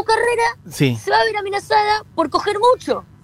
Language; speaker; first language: Spanish; native; Spanish